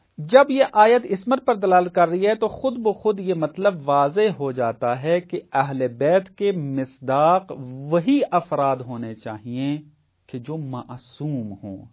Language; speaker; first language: Urdu; native; Urdu